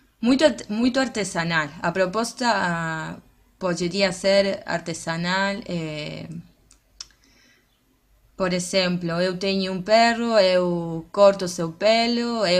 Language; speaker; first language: Portuguese; non-native, learner; Spanish